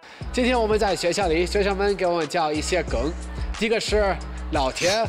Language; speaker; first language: Chinese; non-native, learner; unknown